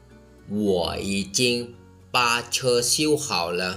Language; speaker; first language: Chinese; non-native, fluent; Lao